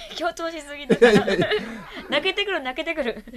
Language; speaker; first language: Japanese; native; Japanese